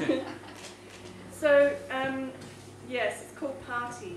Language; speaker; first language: English; native; English